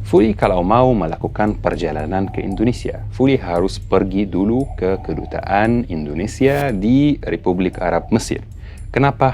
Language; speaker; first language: Indonesian; non-native, fluent; Arabic